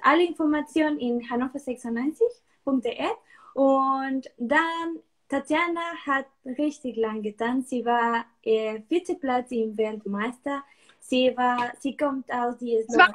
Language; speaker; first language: German; non-native, learner; Spanish